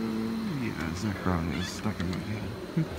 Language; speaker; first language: English; native; English